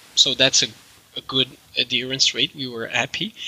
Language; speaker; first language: English; non-native, fluent; French